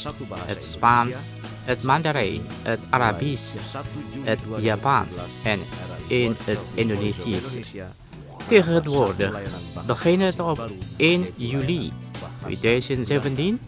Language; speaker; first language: Dutch; non-native, learner; Indonesian